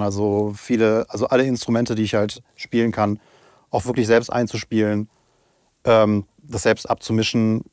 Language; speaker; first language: German; native; German